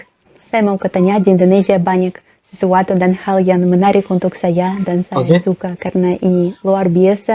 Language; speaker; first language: Indonesian; non-native, learner; Russian